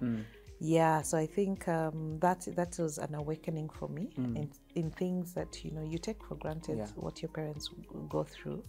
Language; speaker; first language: English; non-native, local second language; Luyia